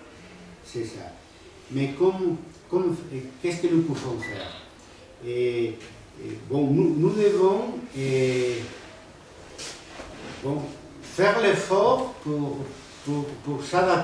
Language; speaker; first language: French; non-native, fluent; Spanish